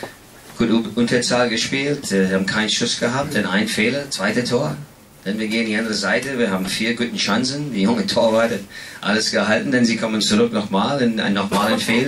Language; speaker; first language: German; non-native, fluent; English